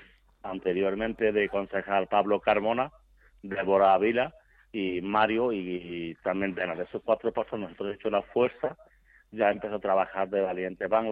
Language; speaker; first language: Spanish; non-native, learner; Bangla